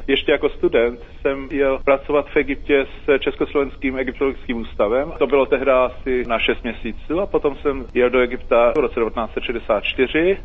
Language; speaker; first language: Czech; native; Czech